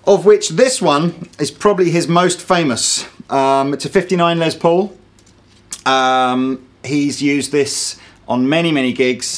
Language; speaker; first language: English; native; English